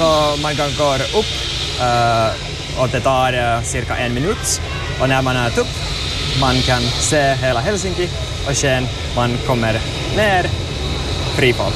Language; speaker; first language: Swedish; non-native, learner; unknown